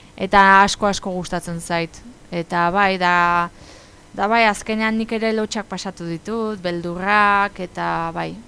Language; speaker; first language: Basque; native; Basque